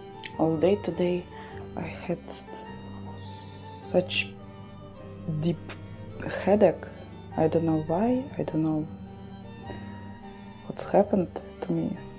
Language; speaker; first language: English; non-native, learner; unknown